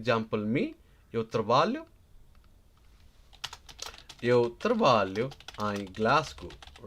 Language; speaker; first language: Portuguese; non-native, learner; Nepali